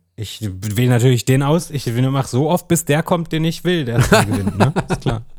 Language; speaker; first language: German; native; German